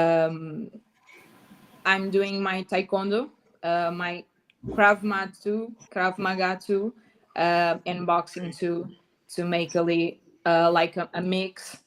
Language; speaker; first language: English; non-native, learner; Portuguese